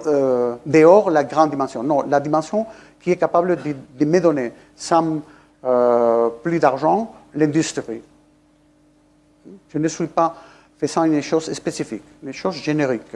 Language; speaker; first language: French; non-native, fluent; Spanish